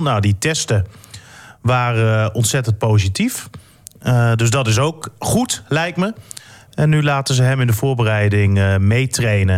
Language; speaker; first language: Dutch; native; Dutch